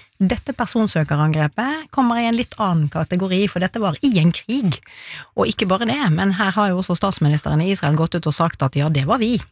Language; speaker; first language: Norwegian; native; Norwegian